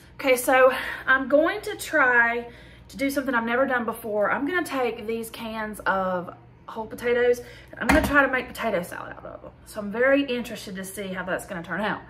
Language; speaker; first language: English; native; English